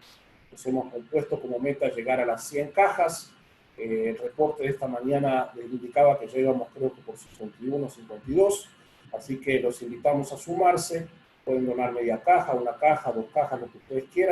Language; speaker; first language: Spanish; native; Spanish